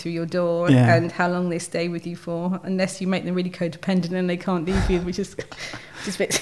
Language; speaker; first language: English; native; English